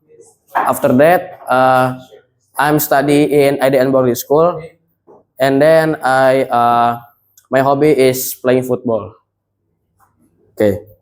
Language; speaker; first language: English; non-native, learner; Indonesian